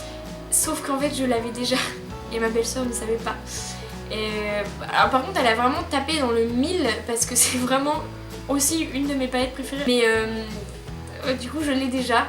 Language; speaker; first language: French; native; French